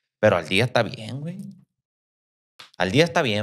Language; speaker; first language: Spanish; native; Spanish